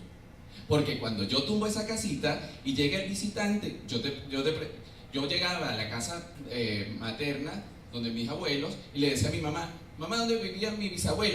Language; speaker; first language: Spanish; native; Spanish